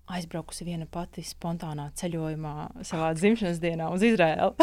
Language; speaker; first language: Latvian; native; Latvian